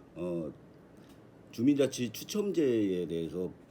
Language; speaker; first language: Korean; native; Korean